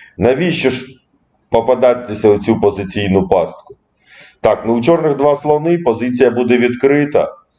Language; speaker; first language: Ukrainian; non-native, local second language; Russian